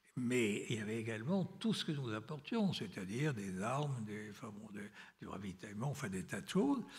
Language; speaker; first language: French; native; French